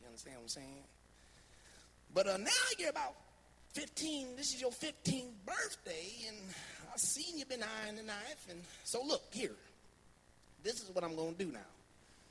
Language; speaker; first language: English; native; English